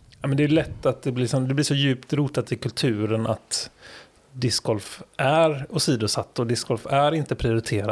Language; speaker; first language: Swedish; native; Swedish